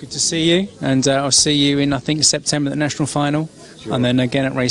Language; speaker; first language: English; native; English